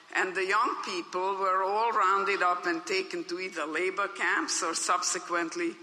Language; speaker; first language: English; non-native, fluent; Hungarian